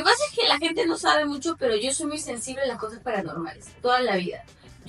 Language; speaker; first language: Spanish; native; Spanish